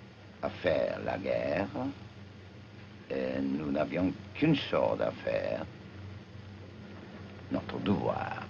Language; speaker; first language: French; non-native, fluent; Japanese